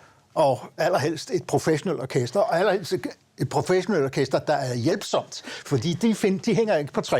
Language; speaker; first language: Danish; native; Danish